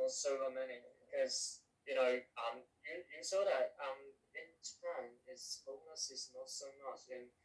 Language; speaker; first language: English; non-native, learner; Korean